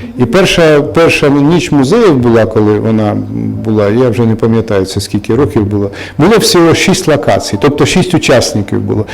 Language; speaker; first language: Ukrainian; non-native, local second language; Russian